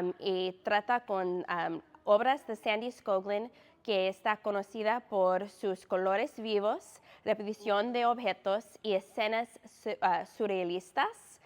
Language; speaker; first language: Spanish; non-native, fluent; English